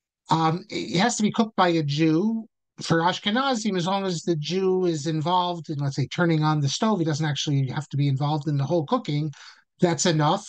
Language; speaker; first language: English; native; English